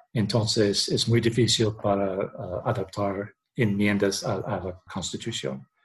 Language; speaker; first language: Spanish; non-native, learner; English